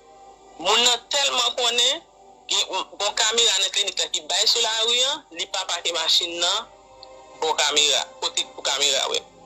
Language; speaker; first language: Haitian Creole; native; Haitian Creole